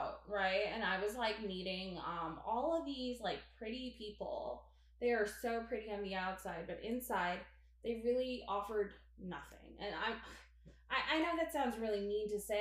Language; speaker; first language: English; native; English